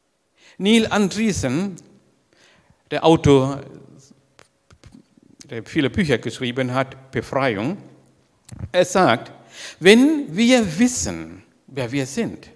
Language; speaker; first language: German; non-native, learner; Sinhala